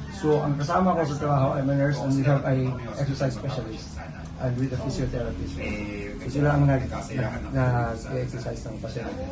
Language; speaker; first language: Filipino; non-native, local second language; Cebuano